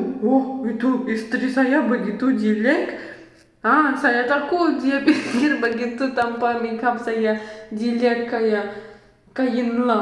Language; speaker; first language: Indonesian; non-native, learner; Russian